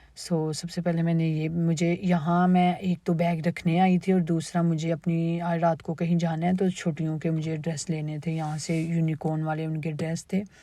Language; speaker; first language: Urdu; native; Urdu